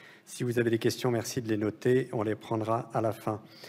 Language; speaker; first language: French; native; French